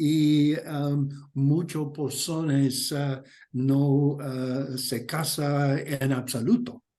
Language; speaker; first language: Spanish; non-native, learner; English